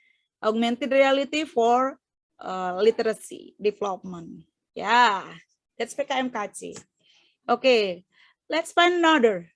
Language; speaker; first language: English; non-native, fluent; Indonesian